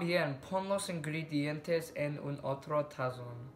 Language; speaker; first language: Spanish; non-native, learner; English